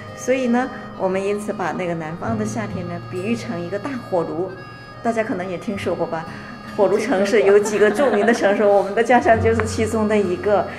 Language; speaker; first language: Chinese; native; Chinese